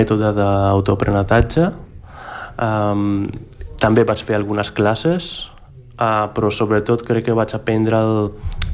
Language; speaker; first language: Catalan; non-native, fluent; Greek